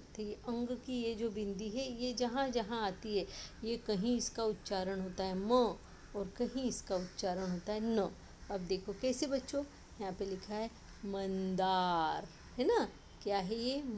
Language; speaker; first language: Hindi; non-native, local second language; Marathi